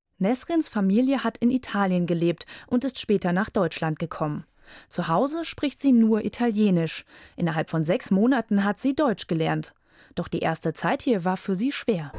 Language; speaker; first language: German; native; German